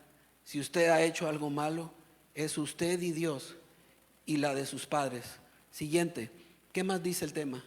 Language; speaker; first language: Spanish; native; Spanish